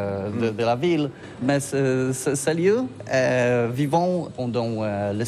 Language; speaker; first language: French; non-native, learner; Polish